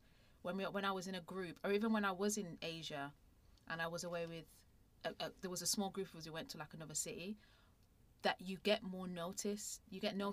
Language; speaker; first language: English; native; English